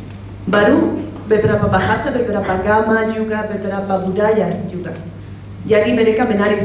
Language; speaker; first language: Indonesian; non-native, fluent; Spanish